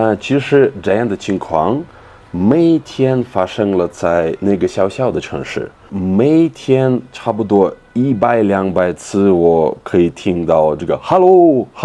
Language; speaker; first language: Chinese; non-native, fluent; Russian